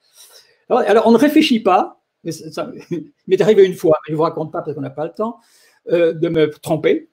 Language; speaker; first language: French; native; French